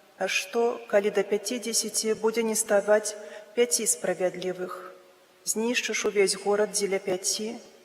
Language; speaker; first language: Belarusian; native; Belarusian